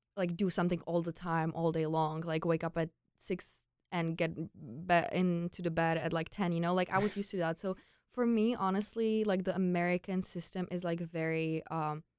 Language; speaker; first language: English; non-native, fluent; Czech